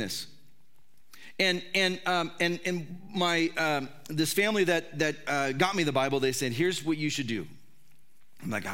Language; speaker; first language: English; native; English